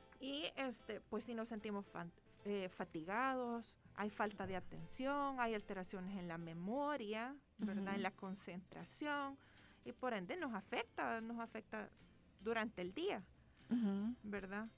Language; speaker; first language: Spanish; native; Spanish